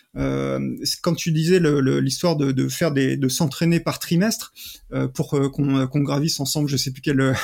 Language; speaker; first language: French; native; French